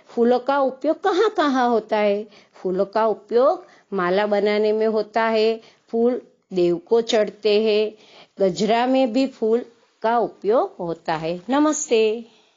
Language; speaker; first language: Hindi; non-native, local second language; Gujarati